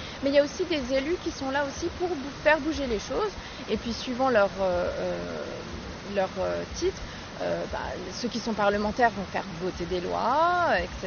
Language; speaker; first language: French; native; French